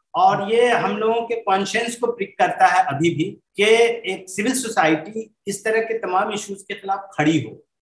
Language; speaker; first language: Hindi; native; Hindi